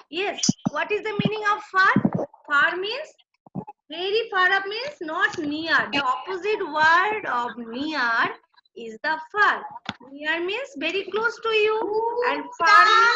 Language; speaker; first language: English; non-native, local second language; Bangla